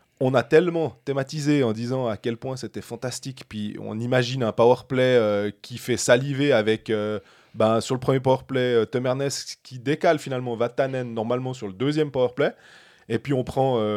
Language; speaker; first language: French; native; French